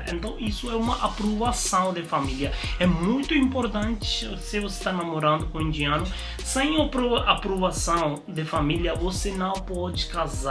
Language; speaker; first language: Portuguese; non-native, learner; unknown